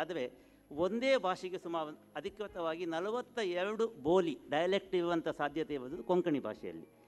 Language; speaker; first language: Kannada; non-native, local second language; Konkani